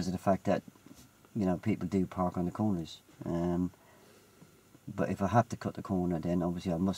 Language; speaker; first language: English; native; English